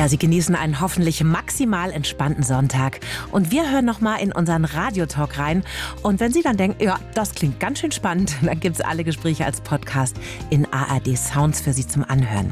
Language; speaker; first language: German; native; German